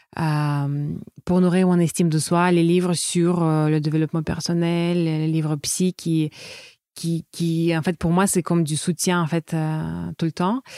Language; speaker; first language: French; non-native, fluent; Russian